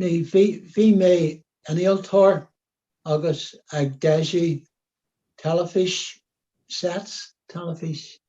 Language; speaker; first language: Irish; non-native, local second language; English